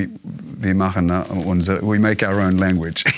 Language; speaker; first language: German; non-native, learner; English